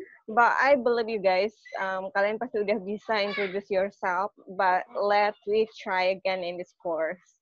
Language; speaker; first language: English; non-native, fluent; Indonesian